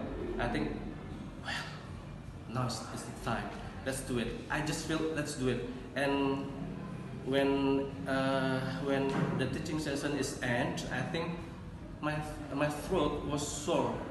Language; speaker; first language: English; non-native, learner; Indonesian